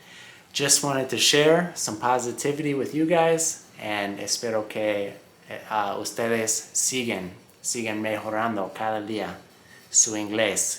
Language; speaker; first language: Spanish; non-native, fluent; English